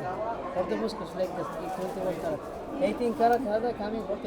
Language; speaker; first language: English; non-native, learner; Arabic